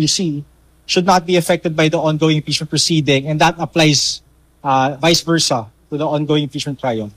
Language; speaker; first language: English; non-native, local second language; Filipino